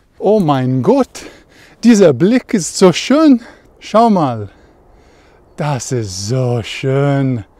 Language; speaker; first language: German; non-native, learner; Russian